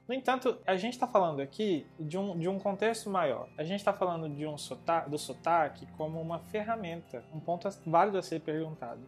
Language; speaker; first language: Portuguese; native; Portuguese